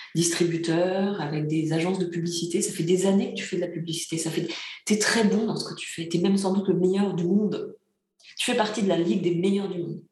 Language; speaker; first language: French; early bilingual, other home language; Bulgarian